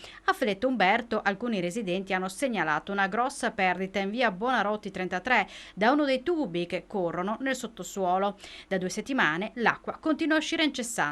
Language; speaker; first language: Italian; native; Italian